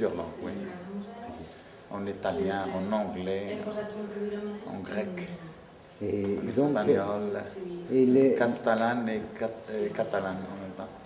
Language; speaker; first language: French; non-native, local second language; Arabic